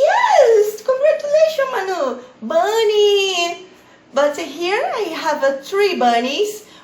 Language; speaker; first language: English; non-native, learner; Portuguese